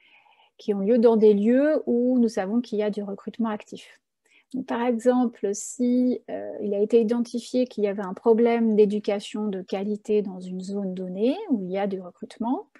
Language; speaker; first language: French; native; French